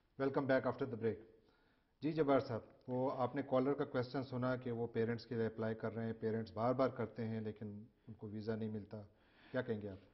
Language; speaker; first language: Urdu; native; Urdu